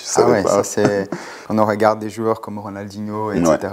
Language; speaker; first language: French; non-native, fluent; Portuguese